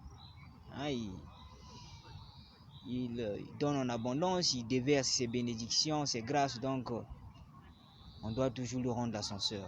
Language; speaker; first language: French; non-native, local second language; Lingala